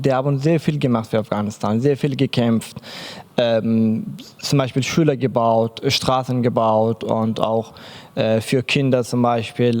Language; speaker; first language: German; non-native, learner; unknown